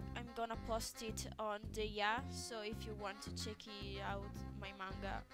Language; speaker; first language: English; non-native, learner; Italian